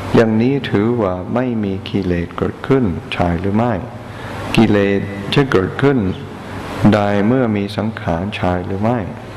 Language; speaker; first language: Thai; non-native, fluent; English